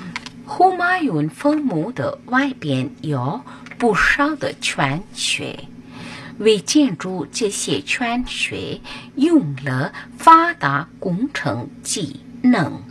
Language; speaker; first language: Chinese; non-native, fluent; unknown